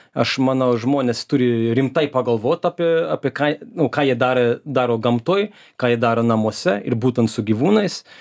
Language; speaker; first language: Lithuanian; early bilingual, heritage; Lithuanian